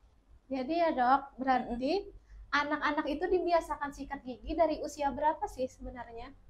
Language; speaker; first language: Indonesian; native; Indonesian